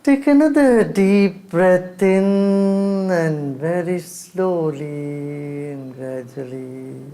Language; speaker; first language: English; non-native, local second language; Hindi